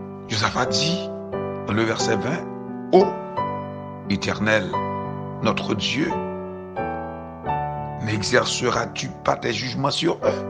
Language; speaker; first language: French; non-native, local second language; Haitian Creole